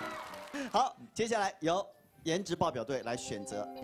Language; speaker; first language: Chinese; native; Chinese